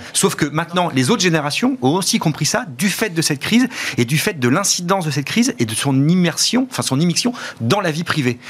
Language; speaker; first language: French; native; French